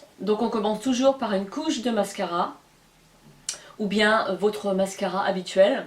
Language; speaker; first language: French; native; French